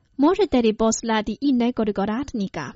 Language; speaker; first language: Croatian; non-native, fluent; Chinese